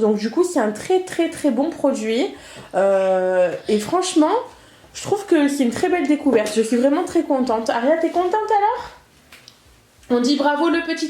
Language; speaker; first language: French; native; French